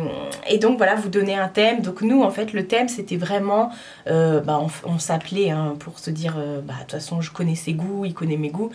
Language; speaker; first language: French; native; French